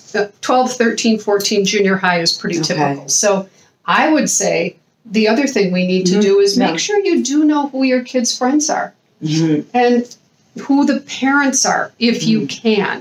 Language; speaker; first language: English; native; English